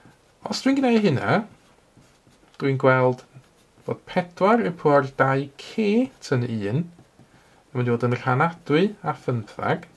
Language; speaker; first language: Welsh; native; Welsh